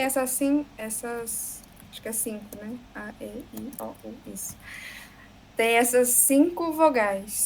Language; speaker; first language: Portuguese; native; Portuguese